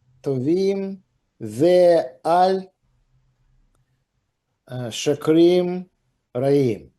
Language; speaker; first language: Hebrew; non-native, learner; English